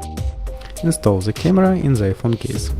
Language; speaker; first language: English; non-native, fluent; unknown